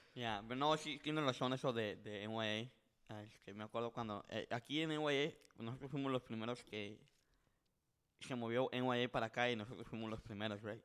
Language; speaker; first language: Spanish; early bilingual, heritage; Spanish